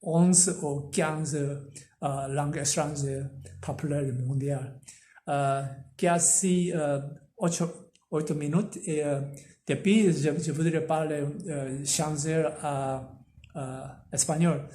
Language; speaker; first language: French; non-native, learner; Korean